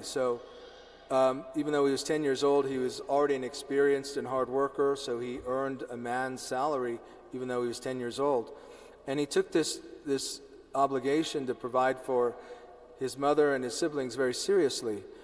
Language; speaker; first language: English; early bilingual, other home language; Spanish